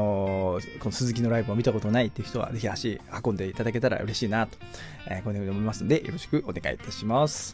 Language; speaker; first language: Japanese; native; Japanese